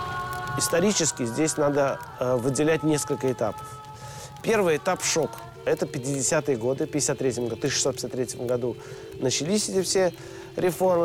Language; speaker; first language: Russian; native; Russian